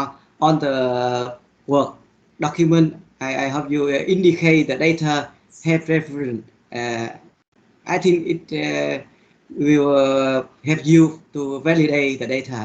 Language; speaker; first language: English; non-native, learner; Vietnamese